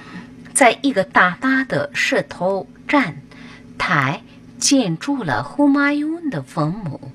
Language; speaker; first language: Chinese; non-native, fluent; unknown